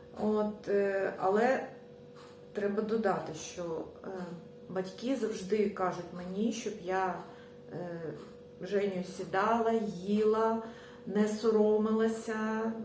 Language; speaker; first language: Ukrainian; native; Ukrainian